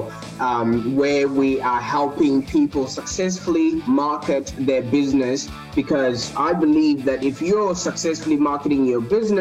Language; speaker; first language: English; non-native, local second language; Shona